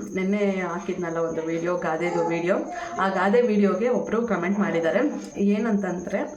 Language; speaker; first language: Kannada; non-native, local second language; Tamil